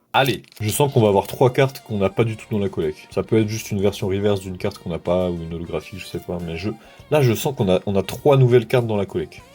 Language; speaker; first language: French; native; French